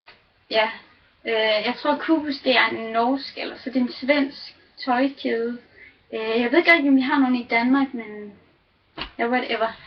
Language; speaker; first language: Danish; native; Danish